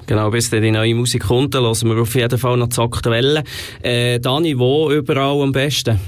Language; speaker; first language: German; native; German